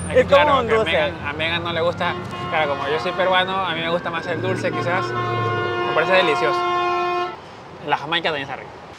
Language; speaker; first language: Spanish; native; Spanish